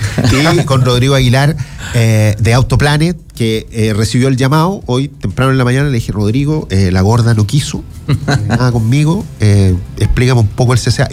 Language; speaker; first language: Spanish; native; Spanish